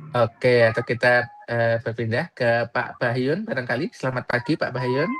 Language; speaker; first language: Indonesian; native; Indonesian